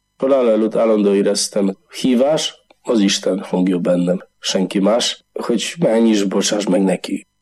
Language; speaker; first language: Hungarian; non-native, learner; Polish